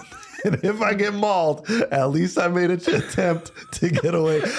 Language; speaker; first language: English; native; English